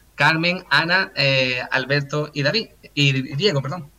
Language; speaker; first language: Spanish; native; Spanish